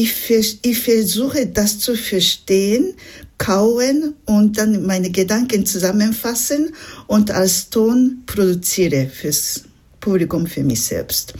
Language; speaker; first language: German; non-native, fluent; Japanese